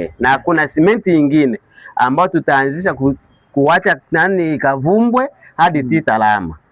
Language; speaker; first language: Swahili; native; Swahili